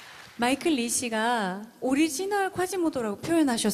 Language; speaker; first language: Korean; native; Korean